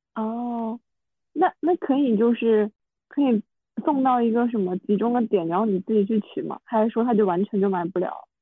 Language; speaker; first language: Chinese; non-native, local second language; Min Nan Chinese